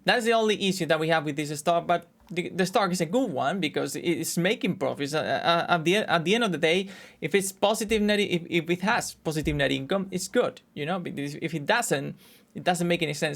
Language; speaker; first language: English; non-native, fluent; Spanish